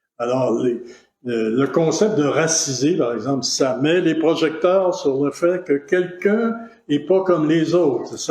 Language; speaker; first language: French; native; French